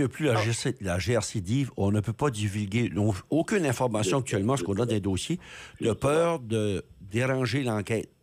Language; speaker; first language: French; native; French